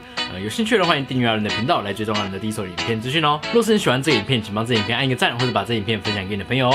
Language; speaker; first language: Chinese; native; Chinese